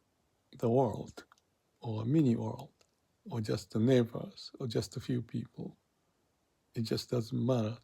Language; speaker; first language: English; non-native, fluent; Japanese